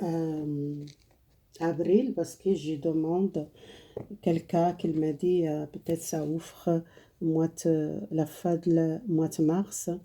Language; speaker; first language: French; non-native, fluent; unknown